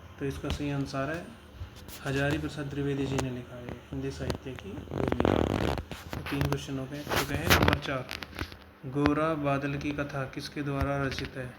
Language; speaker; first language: Hindi; native; Hindi